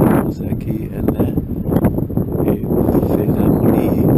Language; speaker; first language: Spanish; non-native, fluent; German